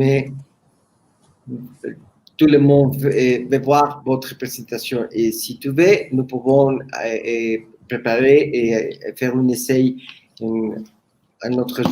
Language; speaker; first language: French; non-native, learner; Spanish